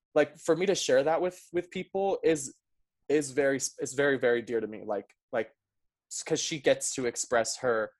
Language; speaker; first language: English; early bilingual, other home language; Spanish